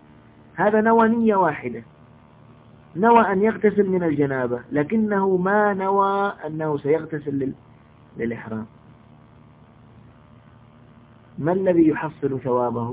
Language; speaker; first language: Arabic; native; Arabic